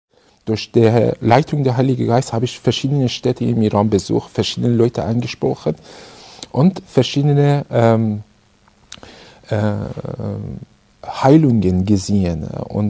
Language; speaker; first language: German; non-native, fluent; Persian